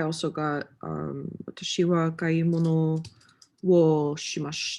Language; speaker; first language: Japanese; non-native, learner; English